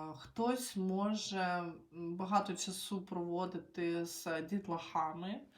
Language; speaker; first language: Ukrainian; non-native, local second language; Russian